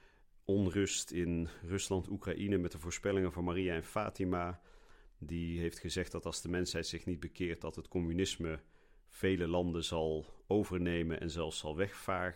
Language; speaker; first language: Dutch; native; Dutch